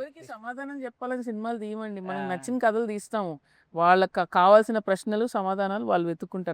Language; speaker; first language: Telugu; native; Telugu